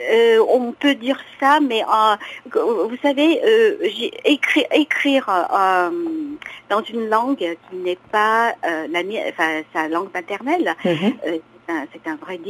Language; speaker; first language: French; non-native, fluent; Chinese